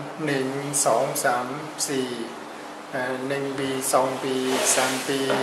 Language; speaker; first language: Thai; non-native, fluent; Burmese